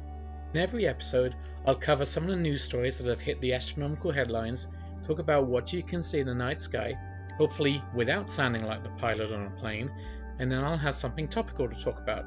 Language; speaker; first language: English; native; English